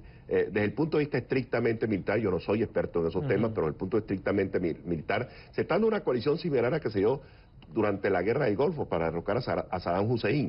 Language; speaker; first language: Spanish; native; Spanish